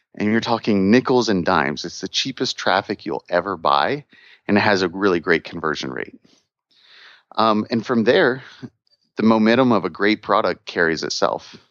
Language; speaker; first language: English; native; English